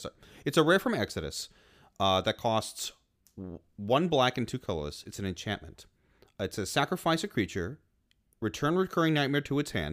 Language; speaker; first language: English; native; English